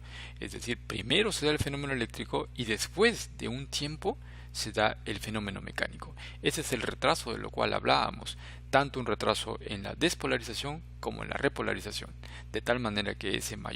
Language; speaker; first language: Spanish; native; Spanish